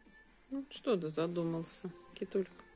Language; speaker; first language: Russian; native; Russian